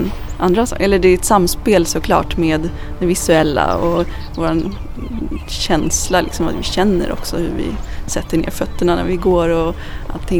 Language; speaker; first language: Swedish; native; Swedish